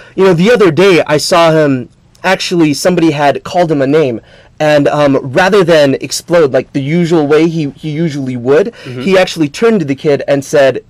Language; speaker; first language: English; native; English